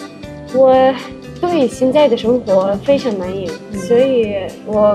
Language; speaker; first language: Chinese; non-native, fluent; Russian